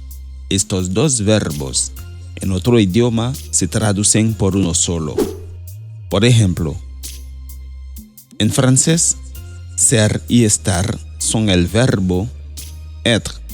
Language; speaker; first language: Spanish; non-native, fluent; Haitian Creole